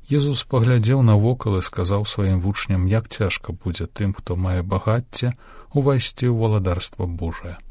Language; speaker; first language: Belarusian; native; Belarusian